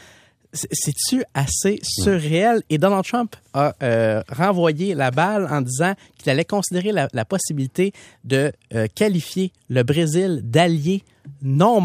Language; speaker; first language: French; native; French